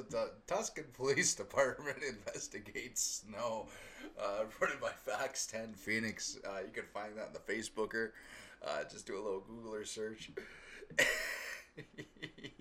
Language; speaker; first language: English; native; English